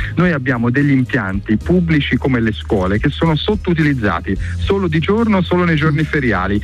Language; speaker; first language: Italian; early bilingual, other home language; Albanian